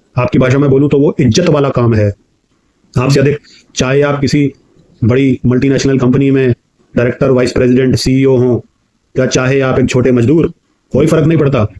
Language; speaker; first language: Hindi; native; Hindi